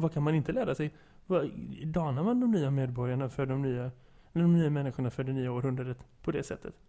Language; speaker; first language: Swedish; native; Swedish